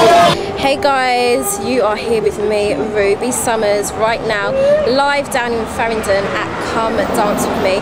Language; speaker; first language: English; native; English